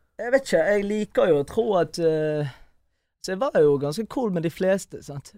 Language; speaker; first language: Norwegian; early bilingual, other home language; Tamil